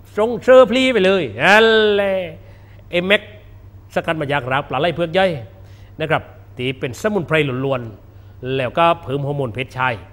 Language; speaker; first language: Thai; non-native, local second language; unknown